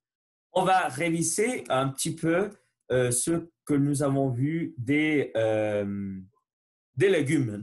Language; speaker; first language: French; non-native, learner; Spanish